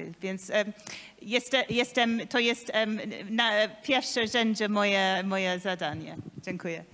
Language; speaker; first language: Polish; non-native, learner; English